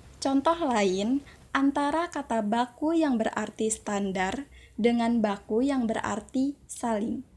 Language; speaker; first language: Indonesian; native; Indonesian